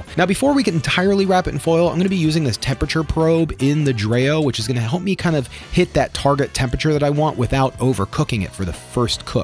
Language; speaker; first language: English; native; English